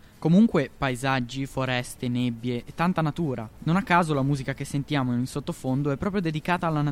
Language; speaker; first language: Italian; native; Italian